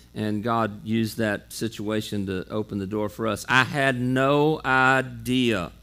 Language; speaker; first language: English; native; English